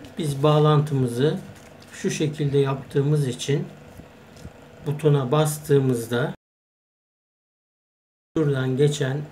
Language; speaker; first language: Turkish; native; Turkish